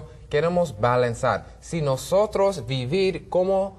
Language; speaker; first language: Spanish; non-native, learner; English